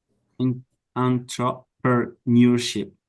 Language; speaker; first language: English; non-native, learner; Spanish